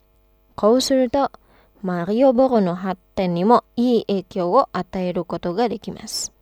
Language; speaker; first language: Japanese; non-native, fluent; Indonesian